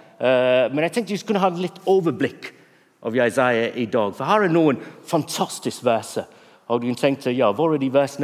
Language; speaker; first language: Norwegian; non-native, fluent; English